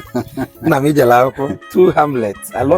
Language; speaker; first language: Igbo; native; Igbo